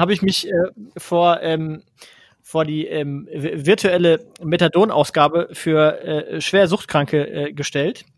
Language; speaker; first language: German; native; German